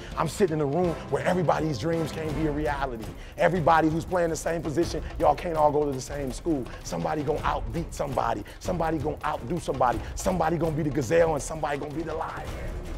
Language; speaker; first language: English; native; English